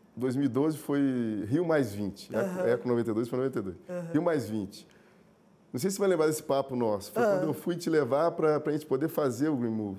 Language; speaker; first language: Portuguese; native; Portuguese